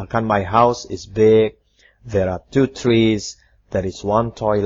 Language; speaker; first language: English; non-native, fluent; Indonesian